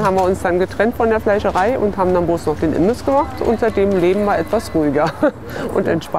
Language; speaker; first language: German; native; German